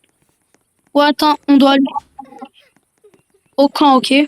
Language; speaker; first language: French; native; French